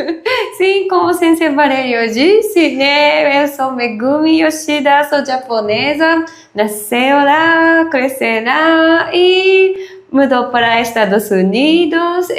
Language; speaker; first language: Portuguese; non-native, learner; Japanese